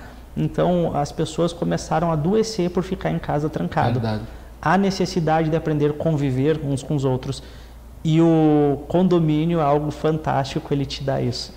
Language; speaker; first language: Portuguese; native; Portuguese